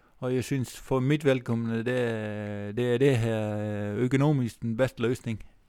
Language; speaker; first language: Danish; non-native, fluent; Dutch